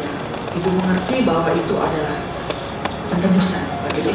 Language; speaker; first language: Indonesian; native; Indonesian